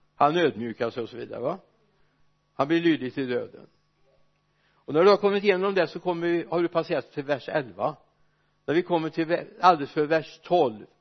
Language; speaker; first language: Swedish; native; Swedish